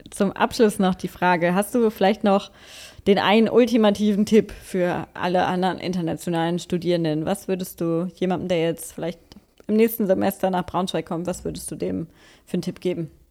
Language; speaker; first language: German; native; German